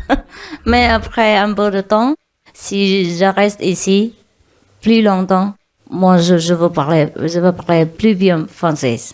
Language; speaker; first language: French; non-native, learner; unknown